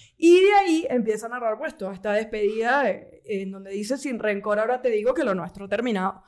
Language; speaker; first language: Spanish; native; Spanish